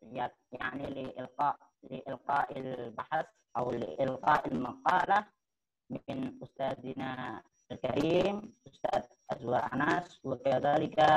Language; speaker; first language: Arabic; non-native, learner; Indonesian